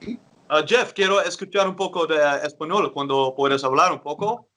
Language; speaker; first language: Spanish; non-native, fluent; Dutch